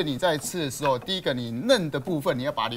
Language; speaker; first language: Chinese; native; Chinese